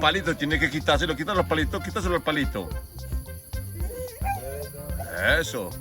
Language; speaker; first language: Spanish; native; Spanish